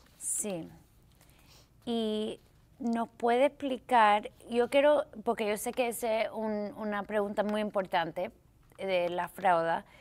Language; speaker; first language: Spanish; early bilingual, heritage; Spanish